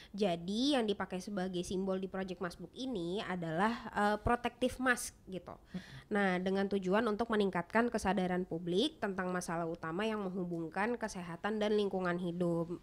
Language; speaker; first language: Indonesian; native; Indonesian